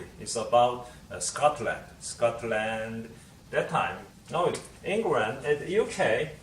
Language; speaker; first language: English; non-native, learner; Korean